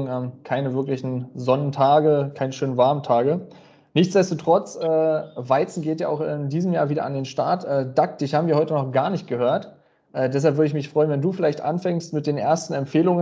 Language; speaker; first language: German; native; German